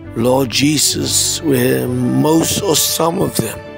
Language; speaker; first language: English; non-native, local second language; Afrikaans